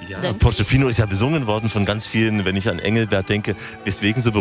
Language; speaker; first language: German; native; German